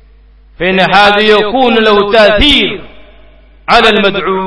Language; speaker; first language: Arabic; non-native, fluent; Indonesian